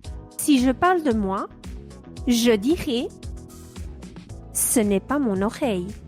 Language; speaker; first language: French; non-native, fluent; Spanish